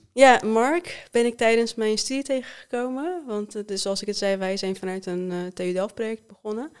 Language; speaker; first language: Dutch; early bilingual, other home language; Persian